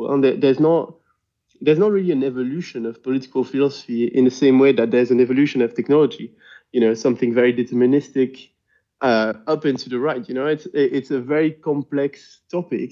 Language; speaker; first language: English; non-native, fluent; French